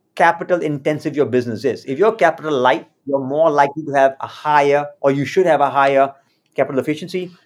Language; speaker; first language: English; native; English